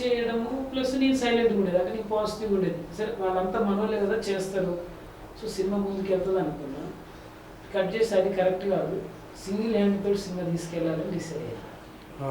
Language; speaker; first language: Telugu; native; Telugu